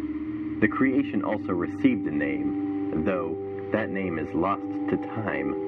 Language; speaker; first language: English; native; English